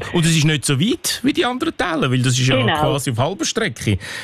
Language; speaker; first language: German; native; German